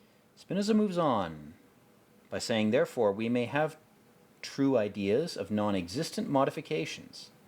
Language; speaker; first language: English; native; English